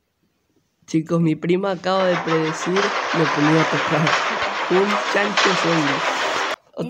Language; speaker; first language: Spanish; native; Spanish